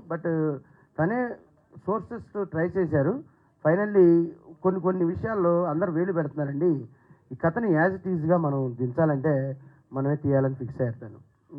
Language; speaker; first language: Telugu; native; Telugu